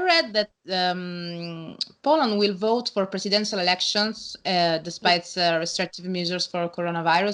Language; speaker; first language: English; non-native, learner; Italian